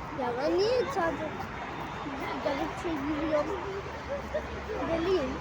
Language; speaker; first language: Turkish; early bilingual, heritage; Turkish